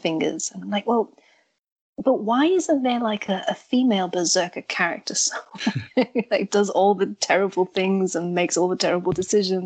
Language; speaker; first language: English; native; English